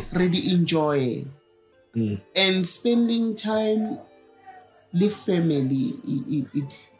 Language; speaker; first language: English; non-native, local second language; Southern Sotho